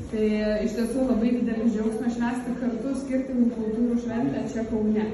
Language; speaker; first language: Lithuanian; native; Lithuanian